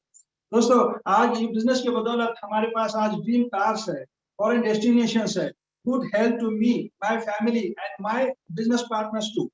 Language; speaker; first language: Hindi; native; Hindi